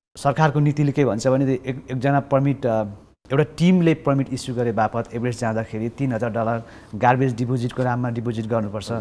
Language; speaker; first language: Nepali; non-native, local second language; Sherpa